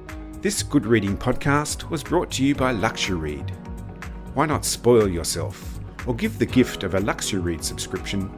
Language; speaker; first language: English; native; English